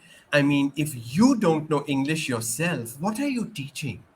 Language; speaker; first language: English; non-native, local second language; Urdu